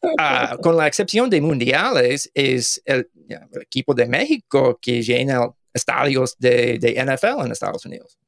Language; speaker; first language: Spanish; non-native, learner; English